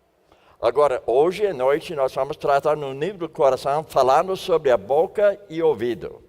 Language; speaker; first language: Portuguese; non-native, fluent; English